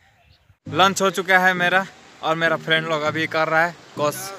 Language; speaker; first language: Hindi; non-native, local second language; Bangla